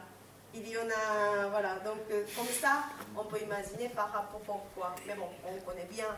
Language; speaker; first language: French; non-native, fluent; Japanese